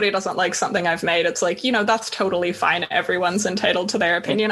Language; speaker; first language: English; native; English